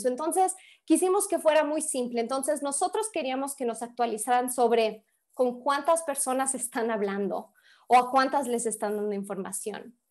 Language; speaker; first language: Spanish; early bilingual, heritage; Spanish